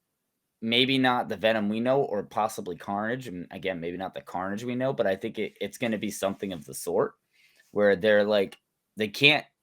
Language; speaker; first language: English; native; English